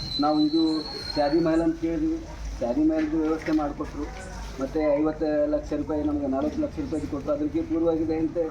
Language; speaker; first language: Kannada; non-native, local second language; Urdu